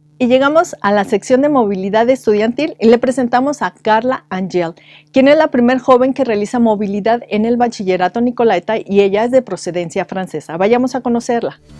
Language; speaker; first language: Spanish; native; Spanish